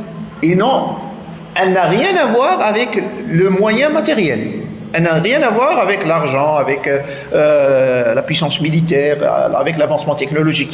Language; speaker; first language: French; non-native, local second language; Arabic